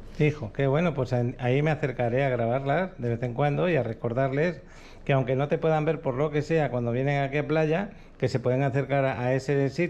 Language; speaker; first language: Spanish; native; Spanish